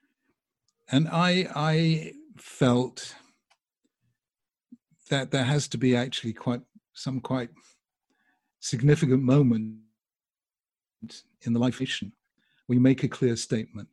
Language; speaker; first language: English; native; English